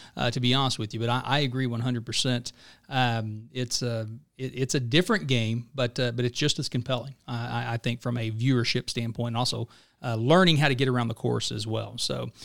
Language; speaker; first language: English; native; English